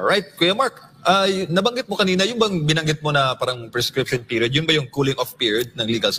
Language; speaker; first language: Filipino; native; Filipino